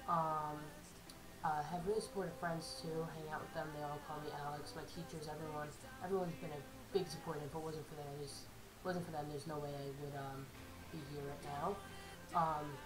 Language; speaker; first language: English; native; English